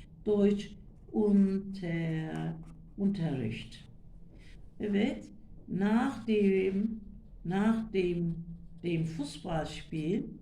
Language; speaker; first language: German; non-native, fluent; Turkish